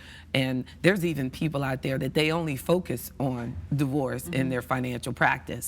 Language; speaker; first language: English; native; English